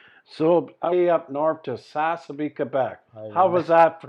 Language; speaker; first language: English; native; English